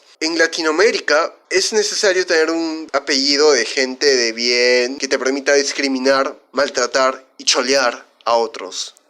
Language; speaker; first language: Spanish; native; Spanish